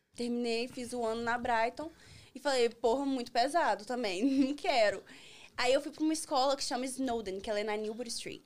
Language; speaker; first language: Portuguese; native; Portuguese